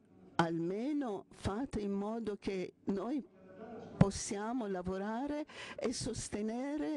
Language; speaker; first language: Italian; non-native, fluent; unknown